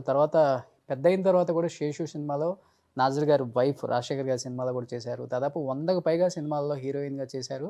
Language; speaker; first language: Telugu; native; Telugu